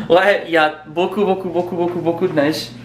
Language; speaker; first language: French; non-native, fluent; English